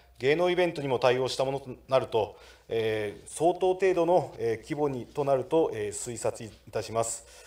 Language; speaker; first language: Japanese; native; Japanese